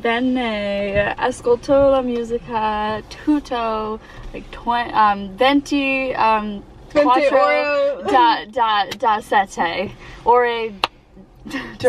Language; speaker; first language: Italian; non-native, learner; English